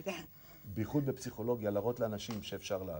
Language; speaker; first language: Hebrew; native; Hebrew